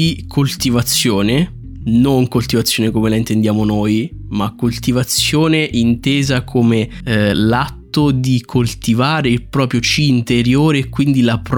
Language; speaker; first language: Italian; native; Italian